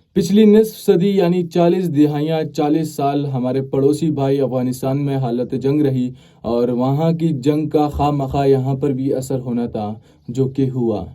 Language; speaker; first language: Urdu; non-native, local second language; Pashto